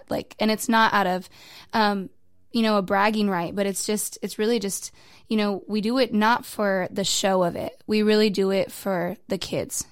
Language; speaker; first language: English; native; English